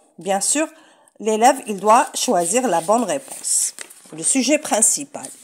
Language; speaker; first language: French; non-native, local second language; Arabic